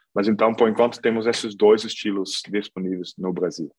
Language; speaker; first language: Portuguese; non-native, fluent; Dutch